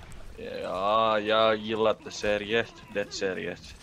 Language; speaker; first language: Swedish; non-native, learner; Finnish